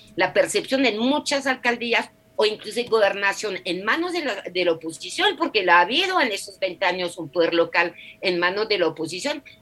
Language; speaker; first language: Spanish; non-native, fluent; French